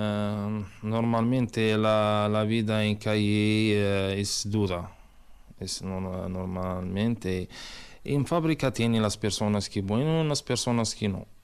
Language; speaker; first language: Spanish; non-native, learner; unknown